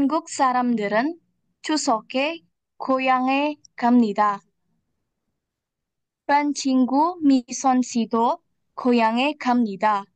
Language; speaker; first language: Korean; non-native, learner; Indonesian